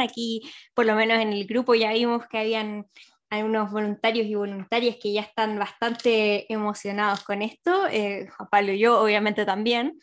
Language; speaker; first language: Spanish; native; Spanish